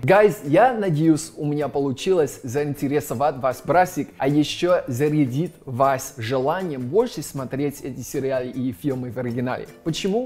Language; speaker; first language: Russian; non-native, fluent; English